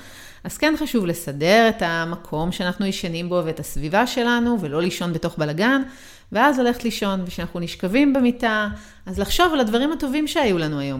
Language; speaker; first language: Hebrew; native; Hebrew